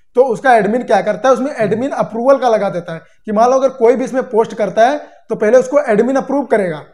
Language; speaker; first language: Hindi; native; Hindi